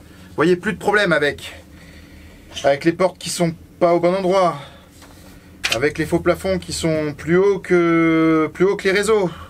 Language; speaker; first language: French; native; French